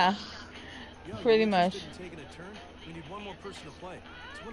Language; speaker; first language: English; native; English